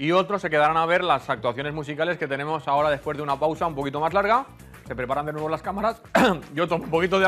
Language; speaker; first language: Spanish; native; Spanish